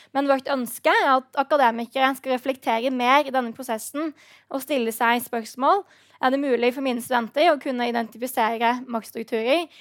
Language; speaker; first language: Norwegian; native; Norwegian